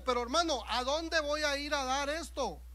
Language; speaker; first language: Spanish; native; Spanish